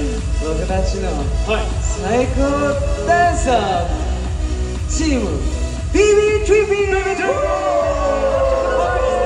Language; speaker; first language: Japanese; non-native, learner; Korean